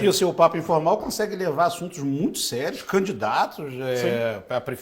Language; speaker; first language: Portuguese; native; Portuguese